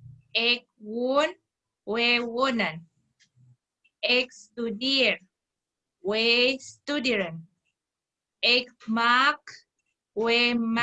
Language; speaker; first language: Dutch; non-native, learner; Indonesian